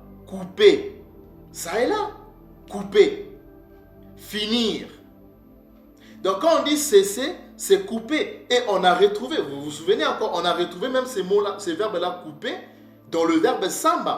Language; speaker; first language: French; non-native, local second language; Kongo